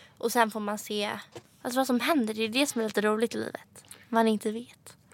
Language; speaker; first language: Swedish; native; Swedish